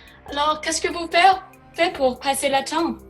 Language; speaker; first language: French; non-native, learner; English